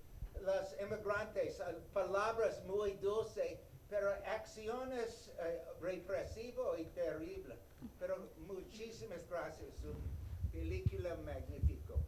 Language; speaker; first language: Spanish; non-native, learner; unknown